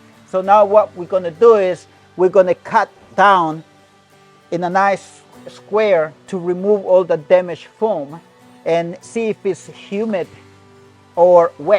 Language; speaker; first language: English; non-native, fluent; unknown